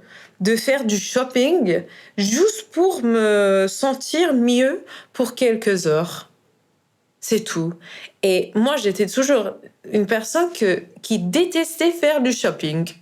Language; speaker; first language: French; non-native, fluent; Persian